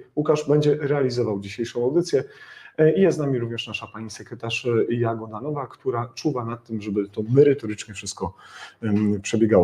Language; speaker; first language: Polish; native; Polish